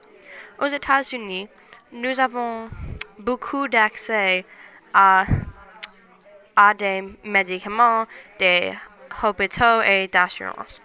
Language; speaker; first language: French; non-native, learner; English